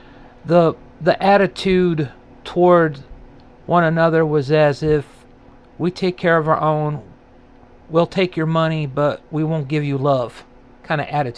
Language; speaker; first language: English; native; English